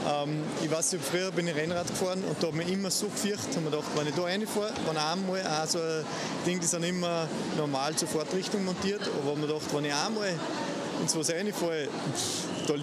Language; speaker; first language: German; native; German